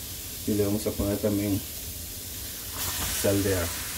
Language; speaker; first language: Spanish; native; Spanish